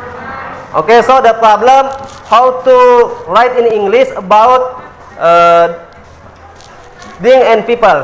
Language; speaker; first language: English; non-native, learner; Indonesian